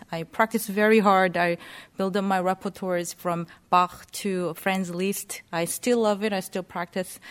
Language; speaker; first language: English; non-native, fluent; Korean